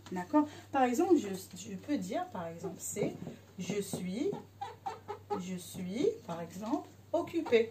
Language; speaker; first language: French; non-native, local second language; Arabic